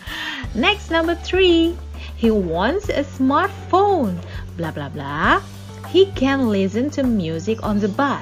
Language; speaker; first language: English; non-native, fluent; Indonesian